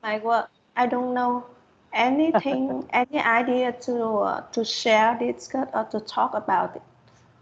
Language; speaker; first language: English; non-native, learner; Vietnamese